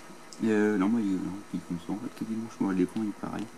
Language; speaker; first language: French; native; French